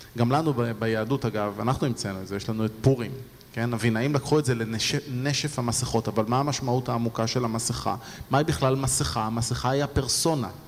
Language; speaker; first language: Hebrew; native; Hebrew